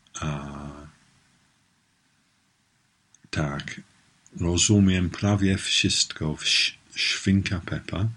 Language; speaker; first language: Polish; non-native, learner; English